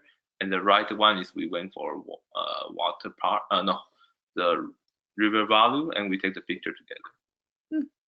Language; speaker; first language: English; non-native, learner; Chinese